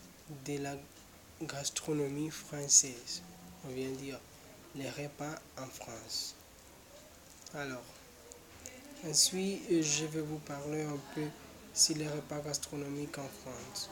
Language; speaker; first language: French; non-native, learner; Spanish